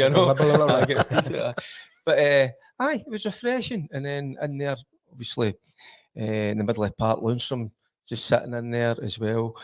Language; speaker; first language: English; native; English